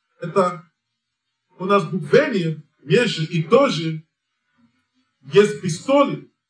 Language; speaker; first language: Russian; non-native, learner; English